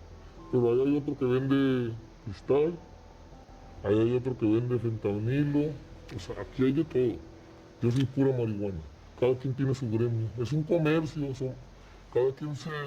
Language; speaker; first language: Spanish; native; Spanish